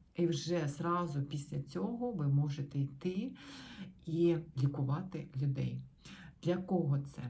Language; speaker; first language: Ukrainian; non-native, local second language; Russian